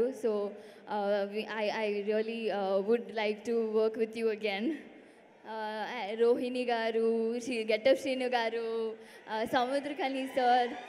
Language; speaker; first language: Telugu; non-native, learner; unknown